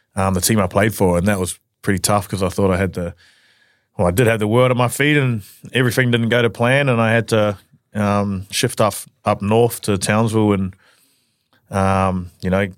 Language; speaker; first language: English; native; English